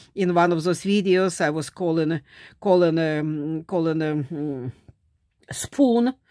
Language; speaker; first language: English; non-native, fluent; Slovak